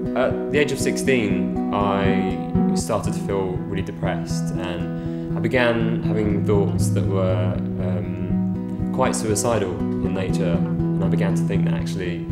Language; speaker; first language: English; native; English